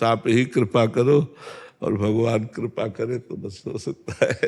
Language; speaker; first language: Hindi; native; Hindi